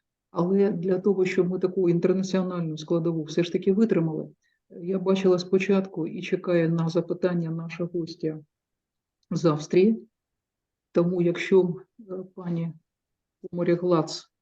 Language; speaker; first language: Ukrainian; native; Ukrainian